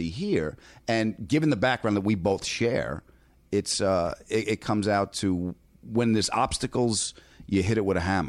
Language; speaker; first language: English; native; English